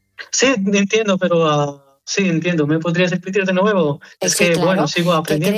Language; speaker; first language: Spanish; non-native, learner; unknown